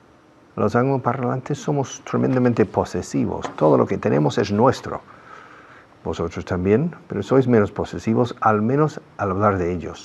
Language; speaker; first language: Spanish; non-native, fluent; English